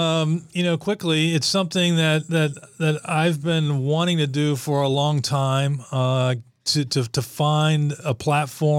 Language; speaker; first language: English; native; English